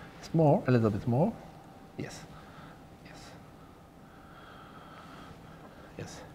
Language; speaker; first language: English; non-native, learner; Turkish